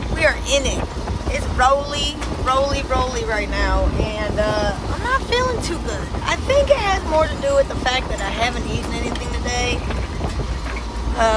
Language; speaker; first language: English; native; English